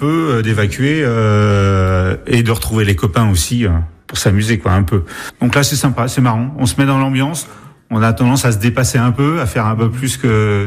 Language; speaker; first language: French; native; French